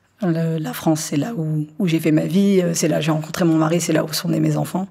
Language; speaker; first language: French; early bilingual, other home language; Arabic